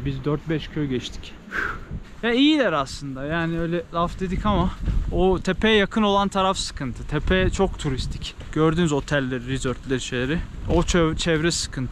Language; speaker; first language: Turkish; native; Turkish